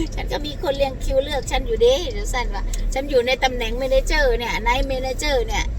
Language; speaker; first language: Thai; non-native, local second language; Northeastern Thai